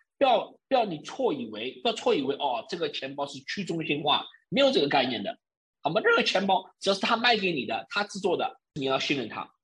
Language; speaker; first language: Chinese; early bilingual, heritage; Chinese